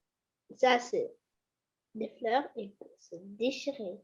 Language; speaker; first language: French; non-native, learner; Russian